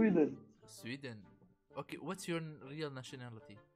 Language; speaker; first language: English; non-native, learner; Central Kurdish